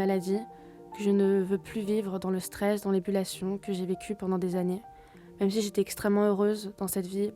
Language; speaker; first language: French; native; French